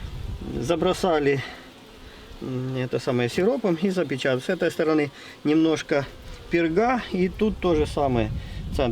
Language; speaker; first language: Russian; native; Russian